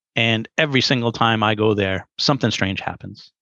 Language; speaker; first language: English; native; English